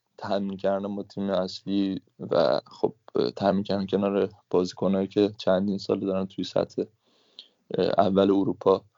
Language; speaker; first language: Persian; native; Persian